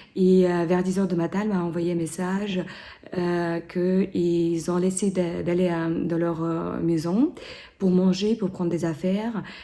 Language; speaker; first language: French; non-native, fluent; Ukrainian